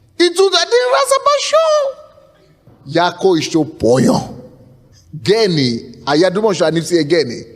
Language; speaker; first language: Russian; non-native, fluent; Yoruba